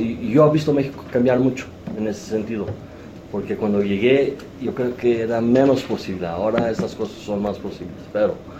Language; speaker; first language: Spanish; non-native, fluent; Greek